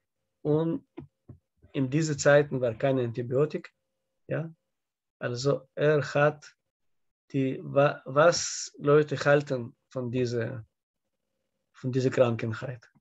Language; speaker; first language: German; non-native, learner; Russian